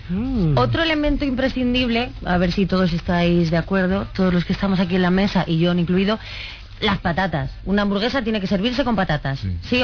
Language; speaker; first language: Spanish; native; Spanish